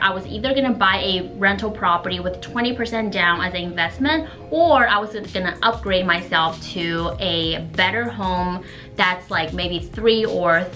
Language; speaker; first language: English; non-native, fluent; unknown